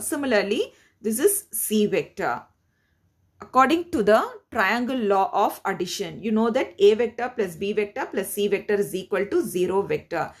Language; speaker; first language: English; non-native, local second language; Tamil